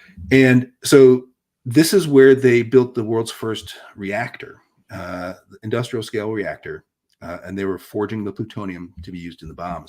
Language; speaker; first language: English; native; English